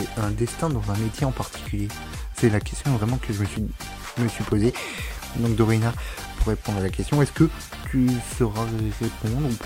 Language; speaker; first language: French; native; French